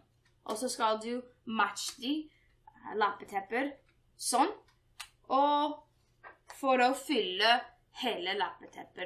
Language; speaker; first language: Norwegian; non-native, learner; English